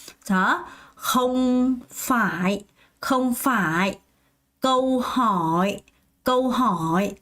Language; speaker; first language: Vietnamese; non-native, fluent; Korean